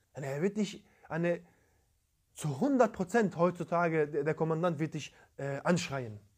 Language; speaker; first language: German; early bilingual, other home language; Turkish